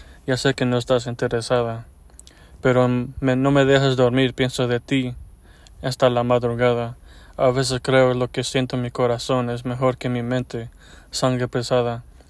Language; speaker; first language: Spanish; early bilingual, heritage; Spanish